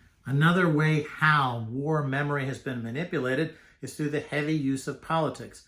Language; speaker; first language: English; native; English